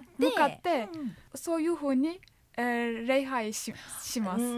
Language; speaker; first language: Japanese; non-native, fluent; Turkish